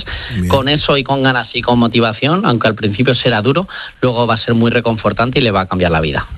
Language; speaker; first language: Spanish; native; Spanish